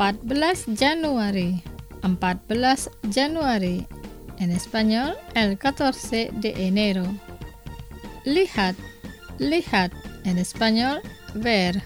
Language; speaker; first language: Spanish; non-native, fluent; Indonesian